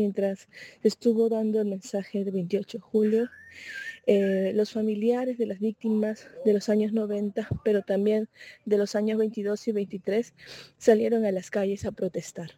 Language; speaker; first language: Spanish; native; Spanish